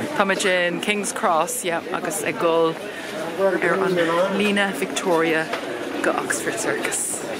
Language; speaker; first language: Irish; non-native, local second language; English